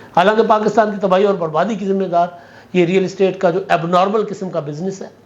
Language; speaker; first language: Urdu; non-native, local second language; Sindhi